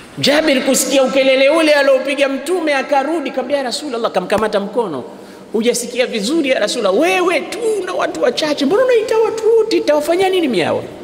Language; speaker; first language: Swahili; native; Swahili